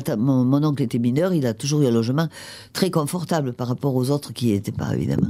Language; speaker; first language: French; native; French